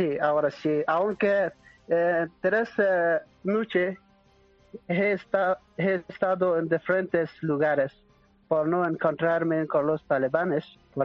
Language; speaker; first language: Spanish; non-native, learner; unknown